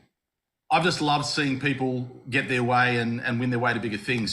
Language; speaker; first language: English; native; English